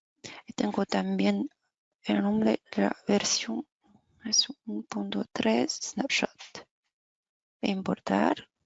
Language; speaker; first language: Spanish; non-native, fluent; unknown